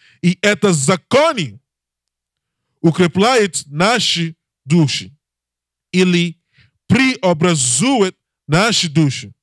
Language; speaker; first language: Russian; non-native, learner; English